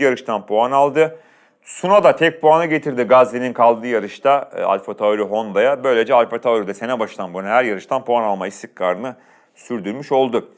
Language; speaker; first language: Turkish; native; Turkish